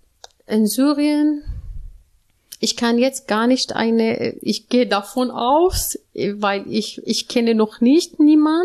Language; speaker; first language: German; non-native, learner; Arabic